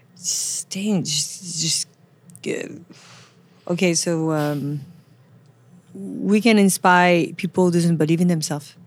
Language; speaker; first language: English; non-native, fluent; French